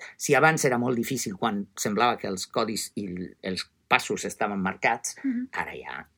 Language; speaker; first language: Catalan; non-native, fluent; Italian